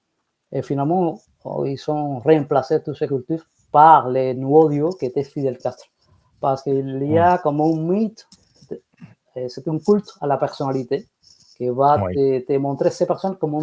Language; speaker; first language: French; non-native, fluent; Spanish